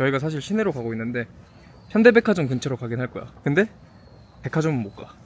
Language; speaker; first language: Korean; native; Korean